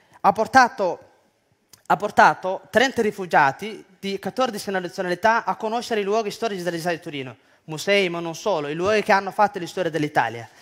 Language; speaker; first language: Italian; non-native, fluent; Somali